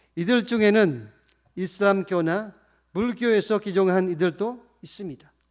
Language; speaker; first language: Korean; non-native, fluent; Indonesian